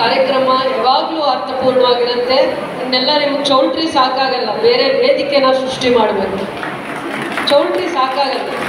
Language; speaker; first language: Kannada; native; Kannada